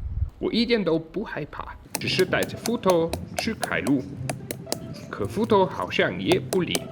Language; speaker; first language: Chinese; native; Chinese